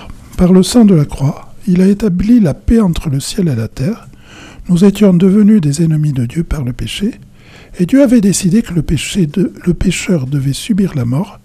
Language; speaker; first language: French; native; French